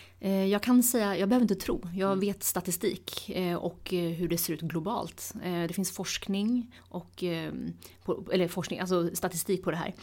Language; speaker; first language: Swedish; early bilingual, other home language; Tigrinya